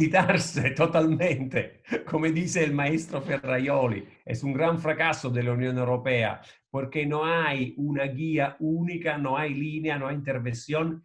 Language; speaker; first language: Spanish; non-native, fluent; Italian